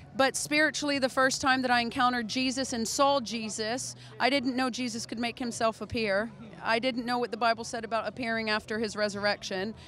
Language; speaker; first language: English; native; English